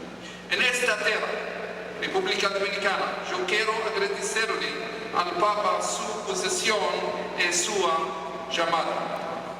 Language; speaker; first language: Spanish; non-native, fluent; Hebrew